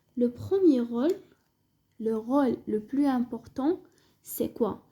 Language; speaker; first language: French; non-native, local second language; Arabic